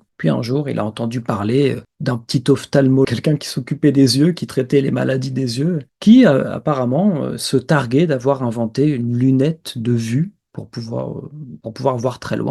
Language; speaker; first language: French; native; French